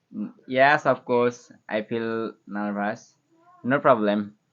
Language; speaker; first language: English; non-native, learner; Bangla